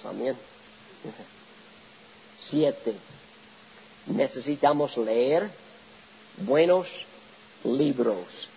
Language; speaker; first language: Spanish; non-native, learner; English